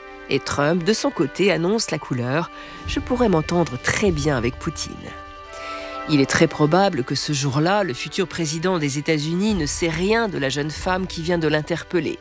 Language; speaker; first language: French; native; French